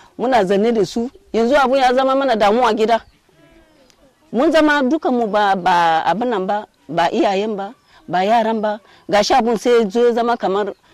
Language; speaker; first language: Hausa; non-native, local second language; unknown